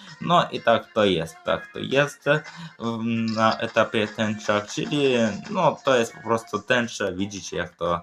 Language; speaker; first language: Polish; early bilingual, other home language; Ukrainian